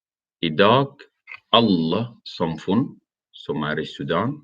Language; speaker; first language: Norwegian; non-native, learner; Arabic